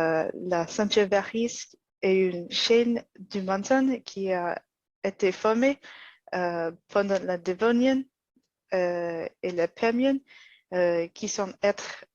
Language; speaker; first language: French; non-native, learner; English